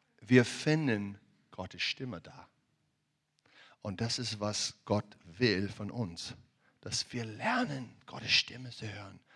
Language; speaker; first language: German; non-native, learner; English